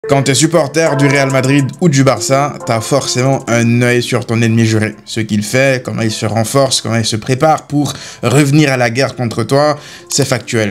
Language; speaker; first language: French; native; French